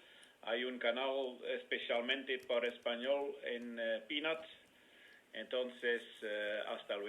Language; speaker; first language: Spanish; non-native, learner; Dutch